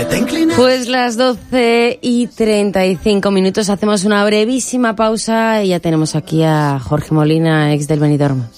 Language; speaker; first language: Spanish; native; Spanish